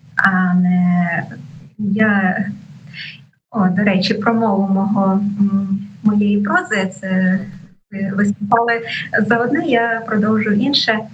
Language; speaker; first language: Ukrainian; native; Ukrainian